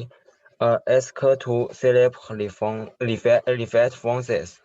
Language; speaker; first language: French; non-native, learner; Chinese